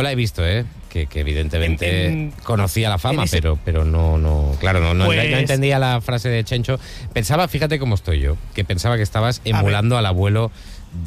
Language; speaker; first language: Spanish; native; Spanish